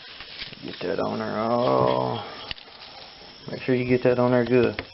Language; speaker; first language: English; native; English